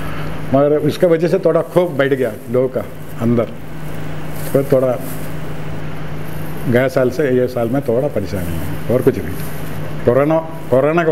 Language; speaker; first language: Hindi; non-native, local second language; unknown